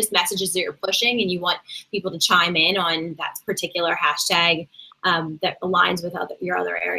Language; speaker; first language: English; native; English